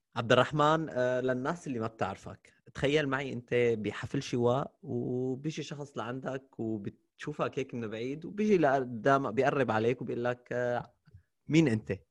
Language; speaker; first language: Arabic; native; Arabic